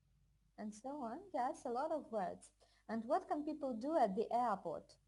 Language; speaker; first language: English; non-native, fluent; Russian